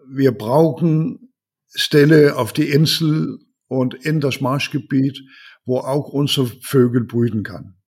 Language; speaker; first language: German; non-native, learner; Danish